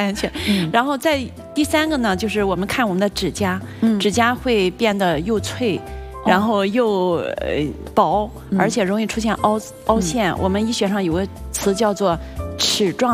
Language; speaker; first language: Chinese; native; Chinese